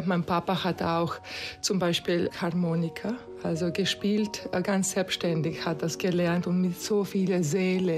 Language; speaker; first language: German; non-native, fluent; Croatian